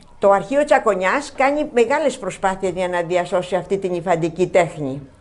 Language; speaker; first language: Greek; native; Greek